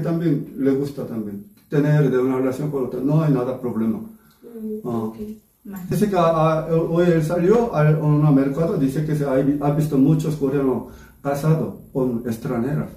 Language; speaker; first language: Spanish; non-native, learner; Korean